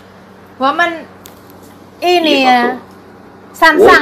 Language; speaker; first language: Chinese; non-native, learner; Indonesian